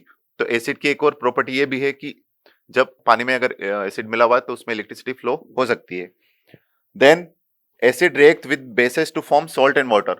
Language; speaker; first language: Hindi; native; Hindi